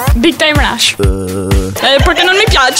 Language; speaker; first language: Italian; early bilingual, other home language; Albanian